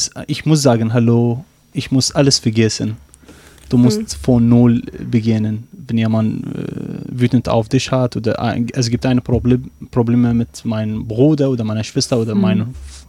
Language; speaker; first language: German; non-native, learner; Arabic